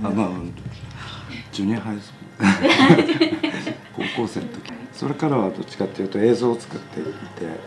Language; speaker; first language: Japanese; native; Japanese